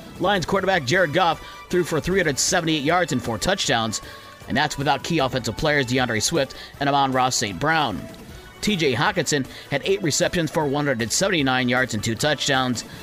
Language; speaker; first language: English; native; English